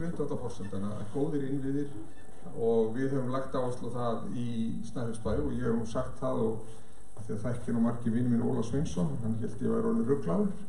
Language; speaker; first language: Icelandic; native; Icelandic